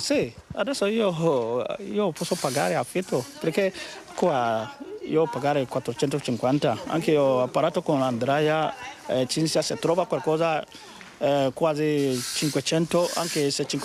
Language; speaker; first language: Italian; non-native, learner; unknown